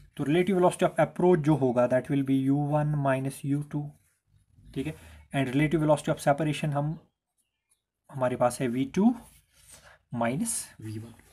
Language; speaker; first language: Hindi; non-native, local second language; Kashmiri